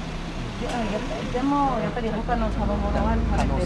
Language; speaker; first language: Japanese; non-native, learner; English